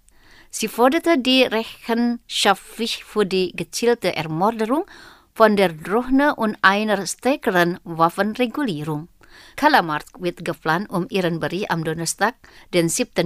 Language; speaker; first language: German; non-native, fluent; Indonesian